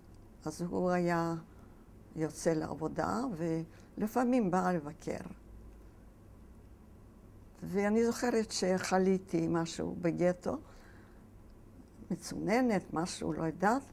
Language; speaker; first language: Hebrew; non-native, fluent; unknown